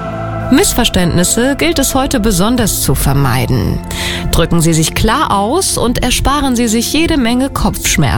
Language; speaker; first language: German; native; German